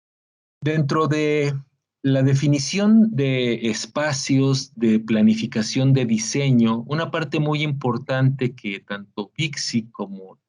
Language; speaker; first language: Spanish; native; Spanish